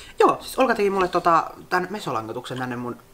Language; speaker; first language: Finnish; native; Finnish